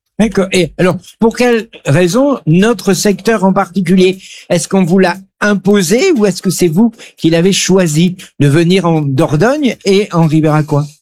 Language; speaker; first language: French; native; French